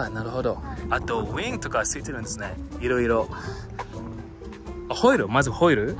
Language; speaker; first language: Japanese; non-native, fluent; English